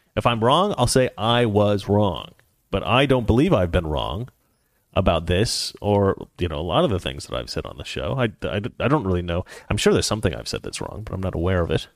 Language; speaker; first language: English; native; English